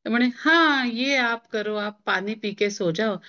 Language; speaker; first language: Hindi; non-native, local second language; Marathi